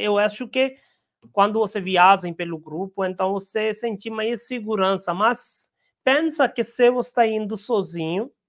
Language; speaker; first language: Portuguese; non-native, learner; Hindi